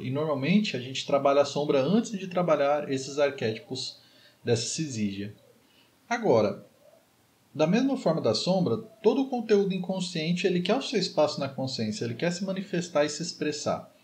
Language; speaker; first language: Portuguese; native; Portuguese